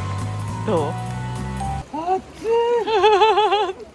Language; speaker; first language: Japanese; native; Japanese